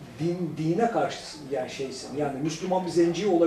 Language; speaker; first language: Turkish; native; Turkish